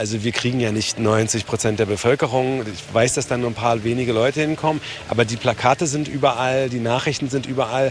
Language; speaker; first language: German; native; German